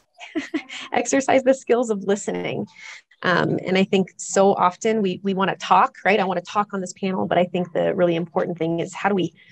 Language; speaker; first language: English; native; English